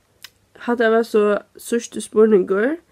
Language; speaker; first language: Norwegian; non-native, learner; Faroese